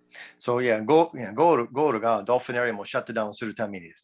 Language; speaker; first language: Japanese; non-native, learner; English